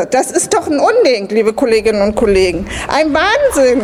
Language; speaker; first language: German; native; German